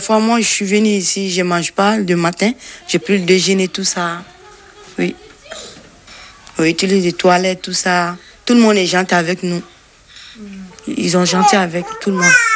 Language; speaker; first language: French; non-native, learner; Bambara